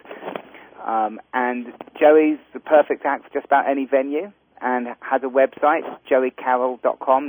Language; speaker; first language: English; native; English